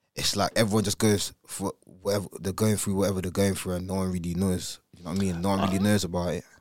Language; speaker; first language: English; early bilingual, other home language; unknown